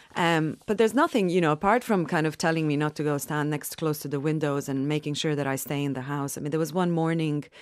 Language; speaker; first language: English; non-native, fluent; Bosnian